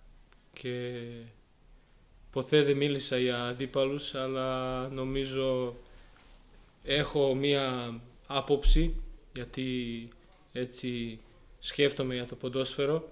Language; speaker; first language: Greek; non-native, fluent; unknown